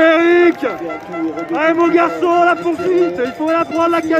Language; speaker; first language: French; native; French